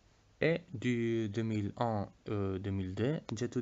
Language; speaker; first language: French; non-native, learner; Spanish